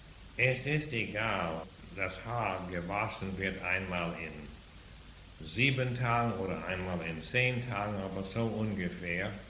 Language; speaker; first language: German; non-native, fluent; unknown